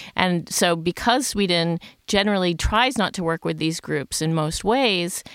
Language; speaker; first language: English; native; English